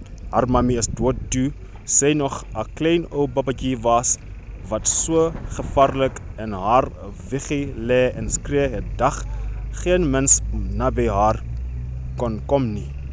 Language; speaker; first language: Afrikaans; non-native, learner; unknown